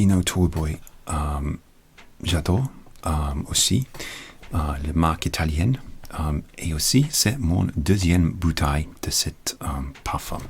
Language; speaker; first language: French; non-native, learner; English